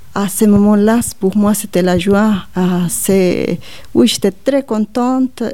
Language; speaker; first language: French; non-native, learner; Spanish